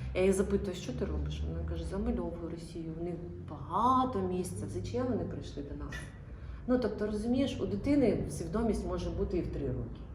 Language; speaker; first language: Ukrainian; non-native, local second language; Russian